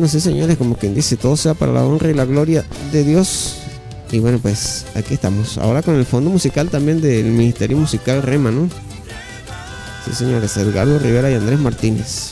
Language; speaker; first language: Spanish; native; Spanish